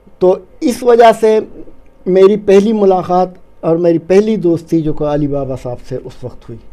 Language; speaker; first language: Urdu; non-native, local second language; Baluchi